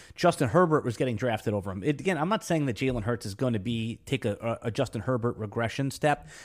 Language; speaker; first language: English; native; English